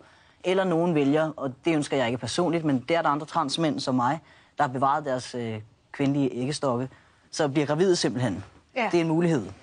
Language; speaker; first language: Danish; native; Danish